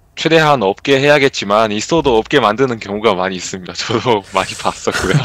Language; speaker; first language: Korean; early bilingual, heritage; Korean